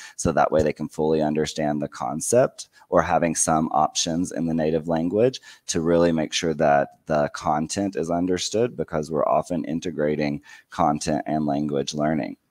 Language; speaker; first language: English; native; English